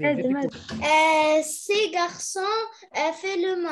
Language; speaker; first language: French; non-native, learner; Arabic